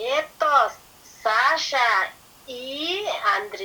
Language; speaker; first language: Russian; non-native, learner; Kyrgyz